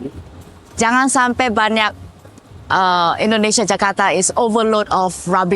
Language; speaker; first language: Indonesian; early bilingual, heritage; Indonesian